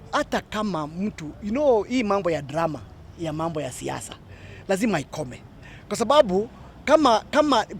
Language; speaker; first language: Swahili; non-native, local second language; Kikuyu